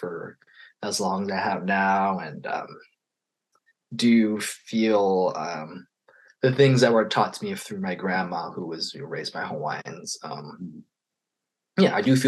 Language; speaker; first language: English; native; English